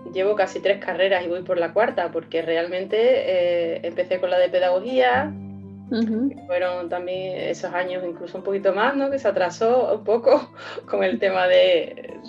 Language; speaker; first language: Spanish; native; Spanish